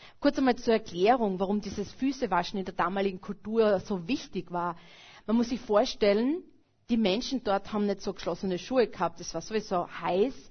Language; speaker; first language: German; native; German